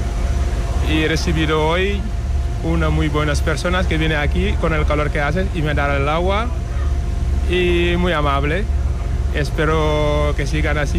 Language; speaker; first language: Spanish; non-native, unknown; Wolof